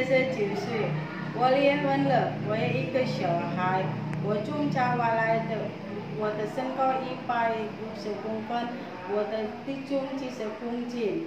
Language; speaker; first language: Chinese; non-native, learner; Indonesian